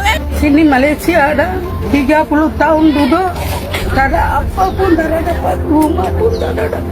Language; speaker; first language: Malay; non-native, learner; Indonesian